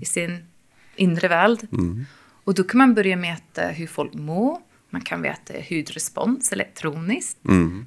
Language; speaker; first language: Swedish; non-native, fluent; English